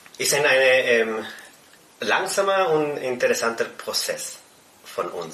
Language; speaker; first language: German; non-native, fluent; Spanish